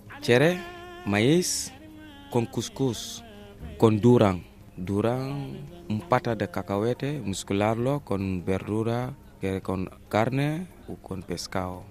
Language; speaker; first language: Spanish; non-native, learner; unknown